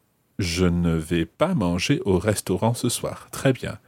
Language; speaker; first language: French; non-native, fluent; English